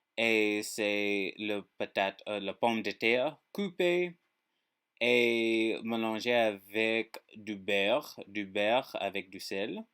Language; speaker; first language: French; non-native, learner; English